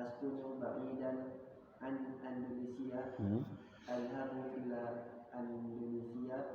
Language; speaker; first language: Arabic; non-native, learner; Indonesian